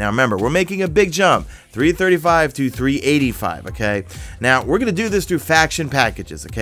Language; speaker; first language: English; native; English